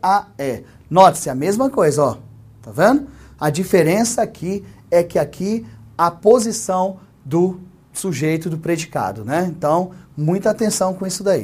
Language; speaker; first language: Portuguese; native; Portuguese